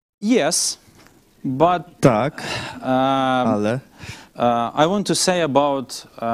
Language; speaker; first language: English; non-native, learner; Ukrainian